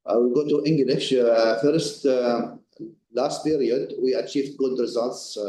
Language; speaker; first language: English; non-native, fluent; Arabic